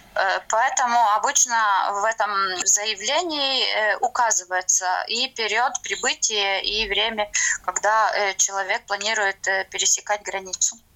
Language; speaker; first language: Russian; non-native, local second language; Latvian